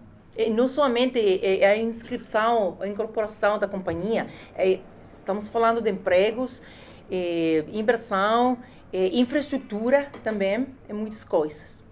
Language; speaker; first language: Portuguese; non-native, fluent; Spanish